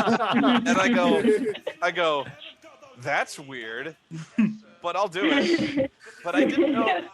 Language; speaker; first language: English; native; English